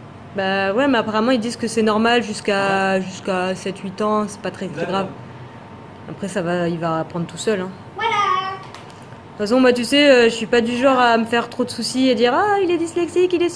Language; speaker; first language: French; native; French